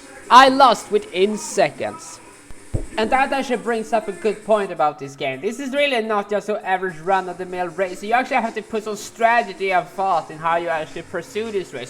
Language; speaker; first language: English; non-native, fluent; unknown